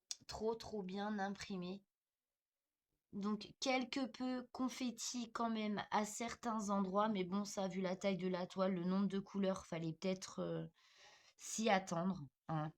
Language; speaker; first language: French; native; French